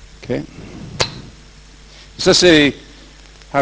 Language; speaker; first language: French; non-native, fluent; English